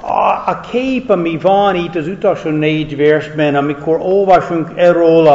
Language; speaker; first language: Hungarian; non-native, fluent; English